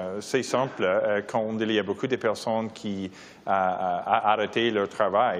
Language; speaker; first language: French; non-native, local second language; English